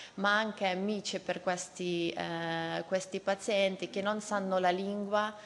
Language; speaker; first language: Italian; non-native, fluent; Ukrainian